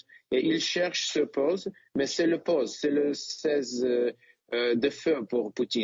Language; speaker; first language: French; non-native, learner; Ukrainian